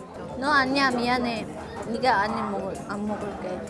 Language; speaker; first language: Korean; non-native, learner; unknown